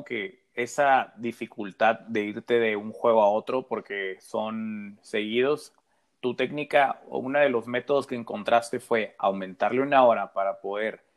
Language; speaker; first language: Spanish; native; Spanish